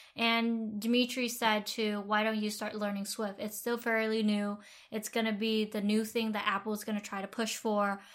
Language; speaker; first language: English; early bilingual, other home language; Vietnamese